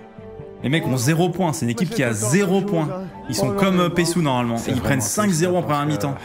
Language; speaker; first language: French; native; French